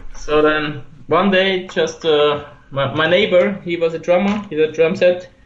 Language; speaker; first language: English; non-native, fluent; German